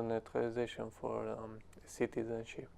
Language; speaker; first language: English; non-native, learner; Romanian